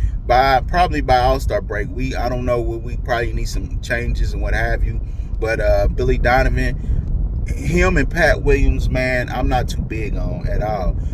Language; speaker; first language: English; native; English